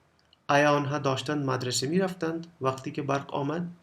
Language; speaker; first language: Persian; non-native, fluent; Urdu